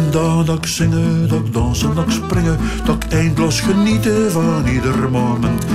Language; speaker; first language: Dutch; native; Dutch